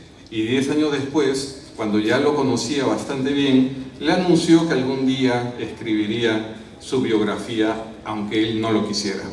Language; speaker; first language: Spanish; native; Spanish